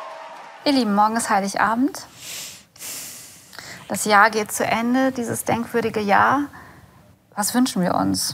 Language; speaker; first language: German; native; German